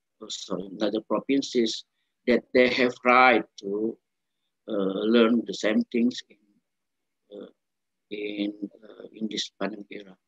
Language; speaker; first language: English; non-native, learner; Indonesian